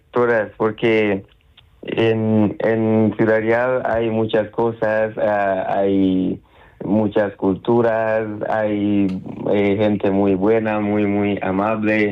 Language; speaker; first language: Spanish; non-native, learner; Swahili